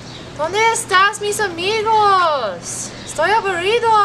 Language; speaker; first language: Spanish; non-native, learner; English